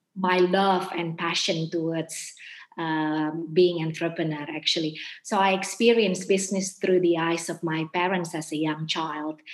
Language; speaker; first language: English; non-native, fluent; Indonesian